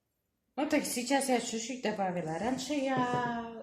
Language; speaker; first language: Russian; non-native, learner; Czech